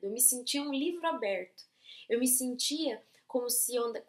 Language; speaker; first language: Portuguese; native; Portuguese